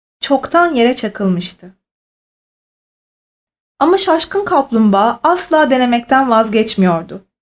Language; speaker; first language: Turkish; native; Turkish